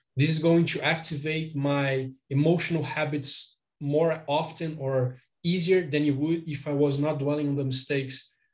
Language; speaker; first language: English; non-native, fluent; Portuguese